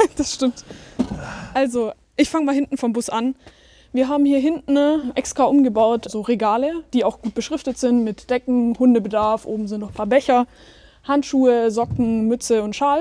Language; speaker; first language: German; native; German